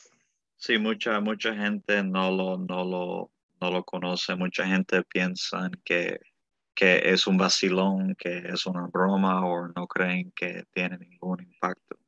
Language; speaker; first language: Spanish; early bilingual, heritage; Spanish